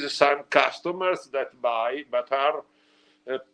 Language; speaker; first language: English; non-native, learner; Italian